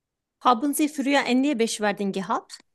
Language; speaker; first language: German; non-native, learner; Turkish